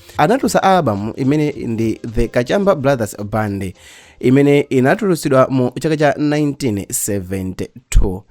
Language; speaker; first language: Nyanja; native; Nyanja